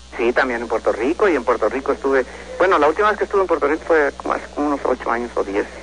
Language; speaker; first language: Spanish; native; Spanish